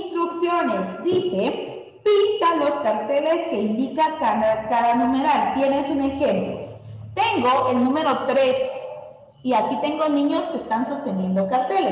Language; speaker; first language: Spanish; native; Spanish